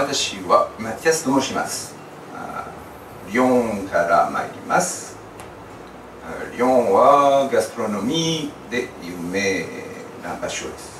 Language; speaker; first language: Japanese; non-native, learner; French